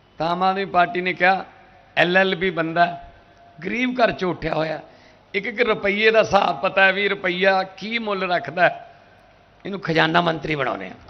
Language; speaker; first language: Punjabi; native; Punjabi